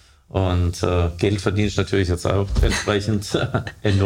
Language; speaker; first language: German; native; German